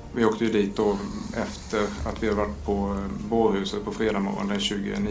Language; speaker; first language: Swedish; native; Swedish